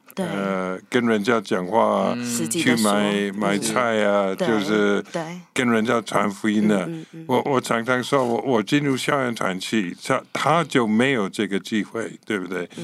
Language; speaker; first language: Chinese; non-native, fluent; English